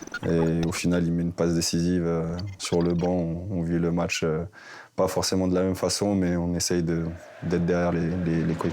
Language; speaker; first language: French; native; French